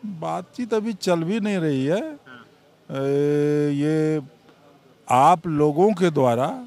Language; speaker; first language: Hindi; native; Hindi